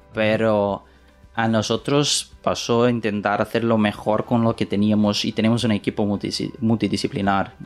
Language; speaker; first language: Spanish; non-native, learner; Portuguese